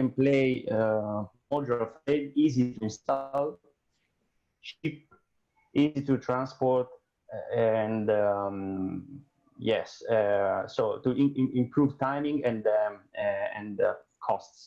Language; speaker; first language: English; non-native, fluent; Italian